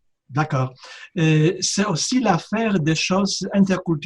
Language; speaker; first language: French; non-native, fluent; Polish